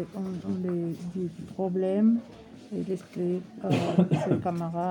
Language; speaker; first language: French; non-native, learner; Spanish